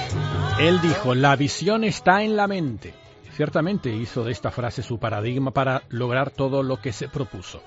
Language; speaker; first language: Spanish; native; Spanish